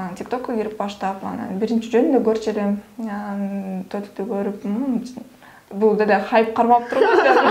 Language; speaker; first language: Kyrgyz; non-native, local second language; Russian